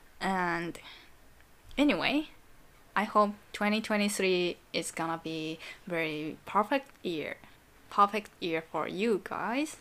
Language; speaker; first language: English; non-native, learner; Japanese